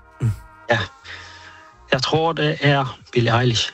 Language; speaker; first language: Danish; early bilingual, heritage; Danish